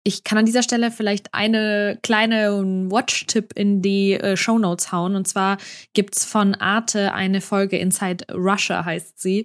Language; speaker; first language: German; early bilingual, other home language; Russian